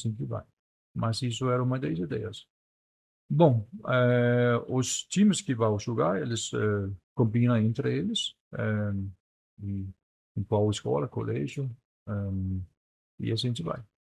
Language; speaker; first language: Portuguese; non-native, fluent; Danish